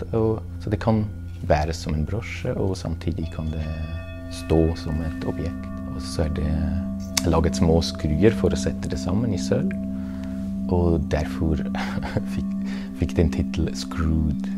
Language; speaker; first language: Norwegian; non-native, fluent; German